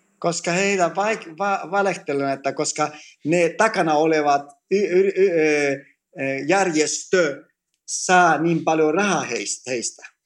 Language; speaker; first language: Finnish; non-native, fluent; Greek